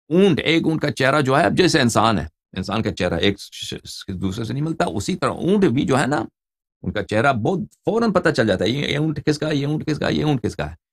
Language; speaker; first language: Urdu; non-native, fluent; Persian